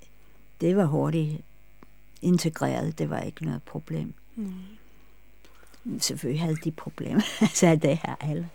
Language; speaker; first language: Danish; non-native, fluent; English